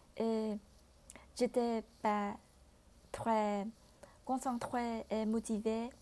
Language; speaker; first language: French; non-native, learner; Vietnamese